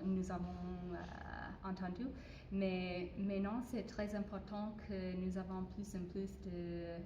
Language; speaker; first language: French; non-native, fluent; English